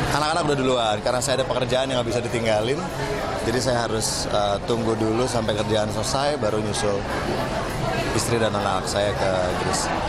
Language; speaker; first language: Indonesian; native; Indonesian